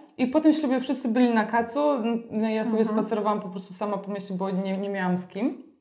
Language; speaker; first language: Polish; native; Polish